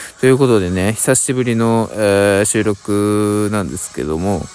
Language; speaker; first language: Japanese; native; Japanese